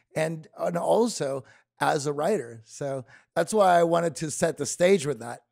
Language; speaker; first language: English; native; English